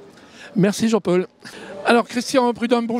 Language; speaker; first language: French; native; French